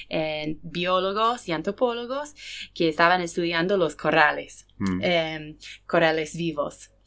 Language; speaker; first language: Spanish; non-native, fluent; English